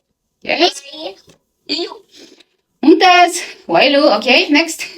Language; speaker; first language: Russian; non-native, local second language; Kazakh